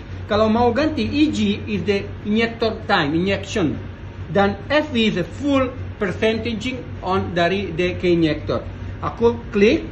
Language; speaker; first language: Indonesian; non-native, learner; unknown